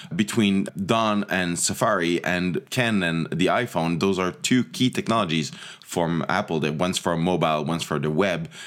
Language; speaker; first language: English; native; English